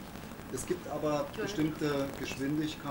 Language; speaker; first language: German; non-native, fluent; Russian